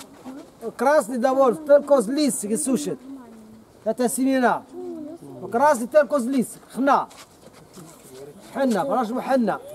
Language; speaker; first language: Russian; non-native, learner; Arabic